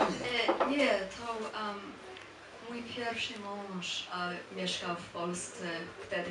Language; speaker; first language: Polish; non-native, fluent; English